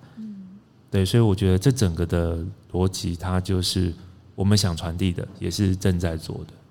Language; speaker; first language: Chinese; native; Chinese